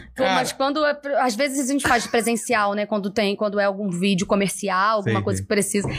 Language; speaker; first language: Portuguese; native; Portuguese